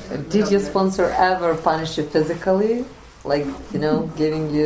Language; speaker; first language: English; non-native, fluent; Russian